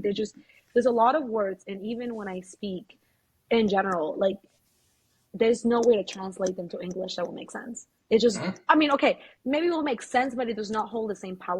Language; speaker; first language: English; early bilingual, other home language; Spanish